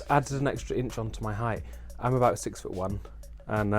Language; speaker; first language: English; native; English